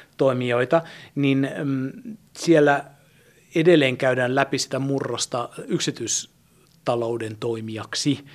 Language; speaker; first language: Finnish; early bilingual, heritage; German